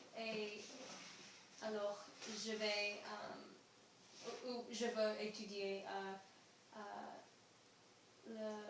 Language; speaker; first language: French; non-native, learner; English